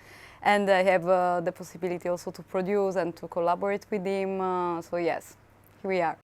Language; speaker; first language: English; non-native, fluent; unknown